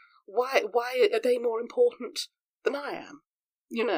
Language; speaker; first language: English; native; English